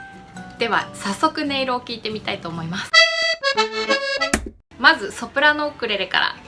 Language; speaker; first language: Japanese; native; Japanese